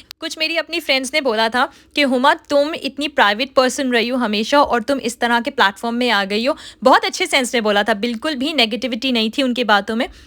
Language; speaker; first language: Urdu; native; Urdu